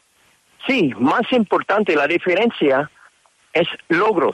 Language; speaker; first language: Spanish; non-native, learner; English